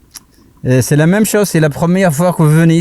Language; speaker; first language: French; non-native, local second language; Arabic